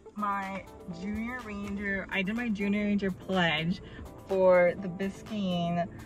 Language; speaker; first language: English; native; English